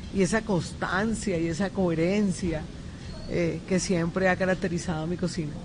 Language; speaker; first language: Spanish; native; Spanish